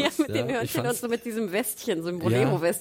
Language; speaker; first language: German; native; German